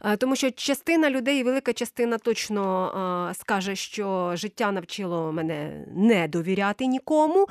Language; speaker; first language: Ukrainian; native; Ukrainian